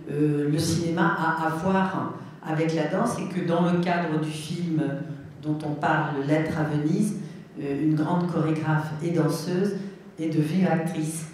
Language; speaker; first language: French; native; French